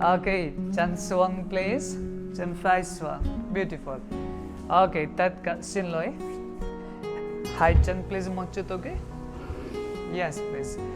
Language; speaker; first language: Vietnamese; non-native, learner; Hindi